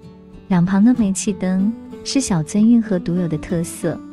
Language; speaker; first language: Chinese; native; Chinese